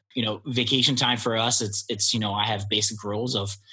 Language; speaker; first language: English; early bilingual, other home language; Polish